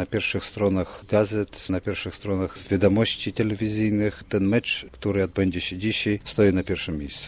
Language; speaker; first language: Polish; non-native, fluent; Russian